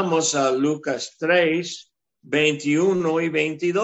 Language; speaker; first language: Spanish; non-native, fluent; English